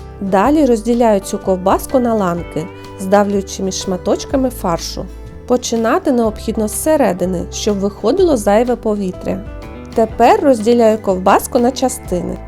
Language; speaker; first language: Ukrainian; native; Ukrainian